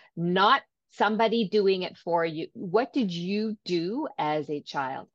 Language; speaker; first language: English; native; English